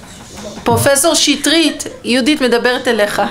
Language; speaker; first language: Hebrew; native; Hebrew